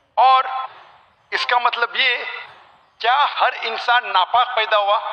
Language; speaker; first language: Urdu; non-native, local second language; Konkani